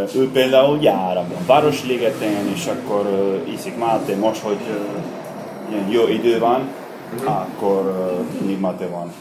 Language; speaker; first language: Hungarian; non-native, learner; Spanish